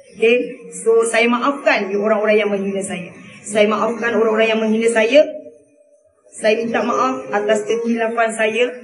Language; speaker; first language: Malay; early bilingual, other home language; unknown